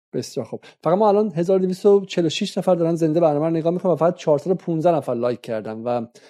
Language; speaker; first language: Persian; native; Persian